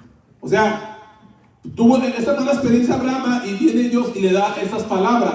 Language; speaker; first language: Spanish; native; Spanish